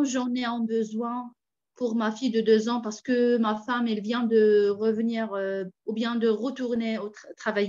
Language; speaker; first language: French; non-native, fluent; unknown